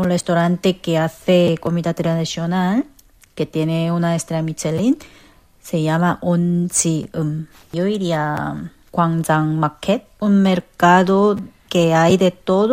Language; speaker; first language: Spanish; non-native, fluent; Korean